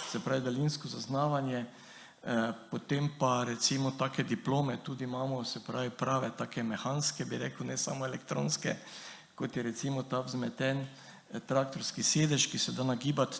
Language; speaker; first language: Slovenian; native; Slovenian